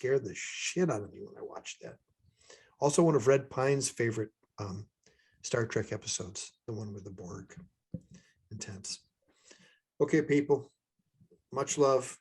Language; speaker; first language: English; native; English